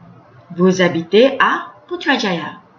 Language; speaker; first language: French; non-native, fluent; Malay